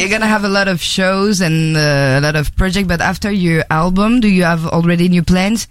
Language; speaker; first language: English; non-native, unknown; French